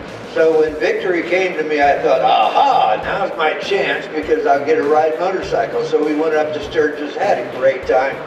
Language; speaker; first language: English; native; English